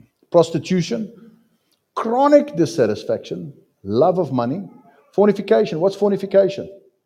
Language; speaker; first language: English; non-native, local second language; Afrikaans